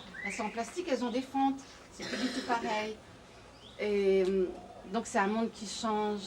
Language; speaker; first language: French; native; French